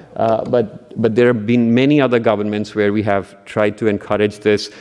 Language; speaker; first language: English; non-native, local second language; Punjabi